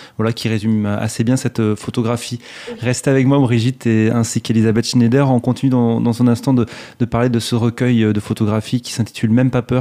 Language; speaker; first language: French; native; French